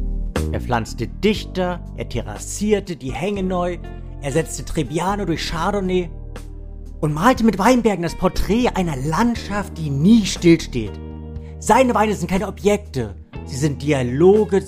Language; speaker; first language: German; native; German